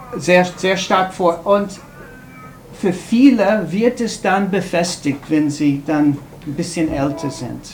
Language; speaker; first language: German; non-native, fluent; English